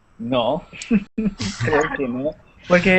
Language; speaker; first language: Spanish; non-native, learner; English